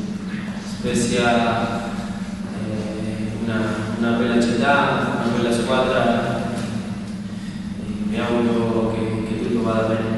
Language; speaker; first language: Italian; non-native, learner; Spanish